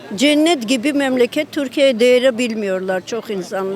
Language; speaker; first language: Turkish; non-native, learner; Armenian